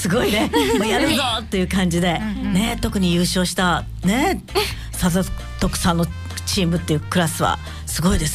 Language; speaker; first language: Japanese; native; Japanese